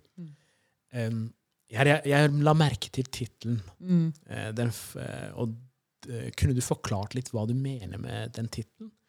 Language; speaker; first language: Norwegian; early bilingual, other home language; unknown